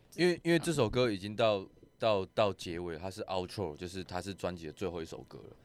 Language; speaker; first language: Chinese; non-native, local second language; Min Nan Chinese